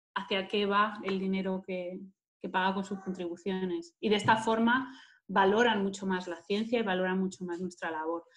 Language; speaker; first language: Spanish; native; Spanish